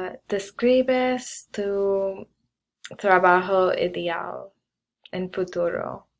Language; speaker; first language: Spanish; non-native, learner; English